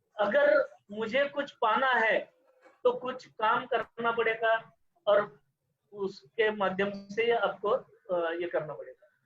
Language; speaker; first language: Hindi; non-native, local second language; Marathi